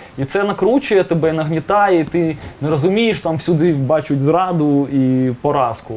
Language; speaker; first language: Ukrainian; non-native, local second language; Russian